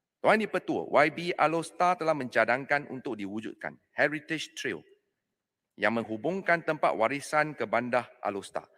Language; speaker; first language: Malay; non-native, local second language; Chinese